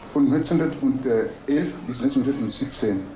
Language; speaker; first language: German; non-native, learner; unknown